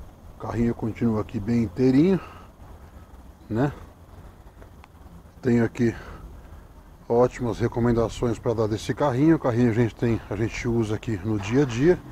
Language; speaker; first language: Portuguese; native; Portuguese